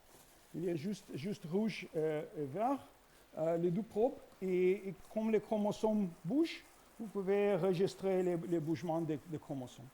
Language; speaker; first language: French; non-native, learner; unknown